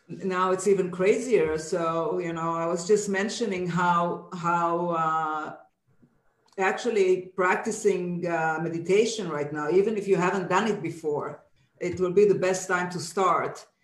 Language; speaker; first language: English; non-native, fluent; Hebrew